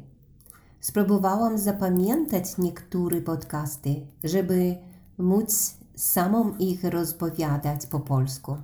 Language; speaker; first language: Polish; non-native, learner; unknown